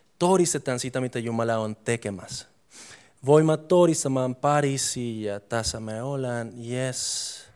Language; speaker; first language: Finnish; non-native, fluent; Spanish